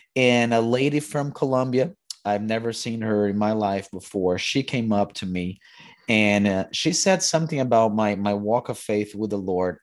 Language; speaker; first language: English; non-native, fluent; Portuguese